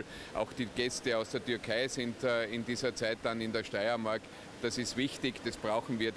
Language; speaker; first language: German; native; German